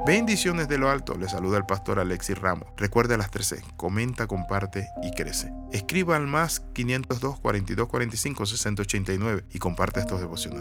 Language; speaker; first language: Spanish; native; Spanish